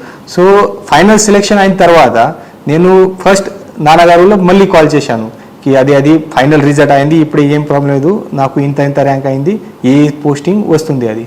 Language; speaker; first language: Telugu; non-native, learner; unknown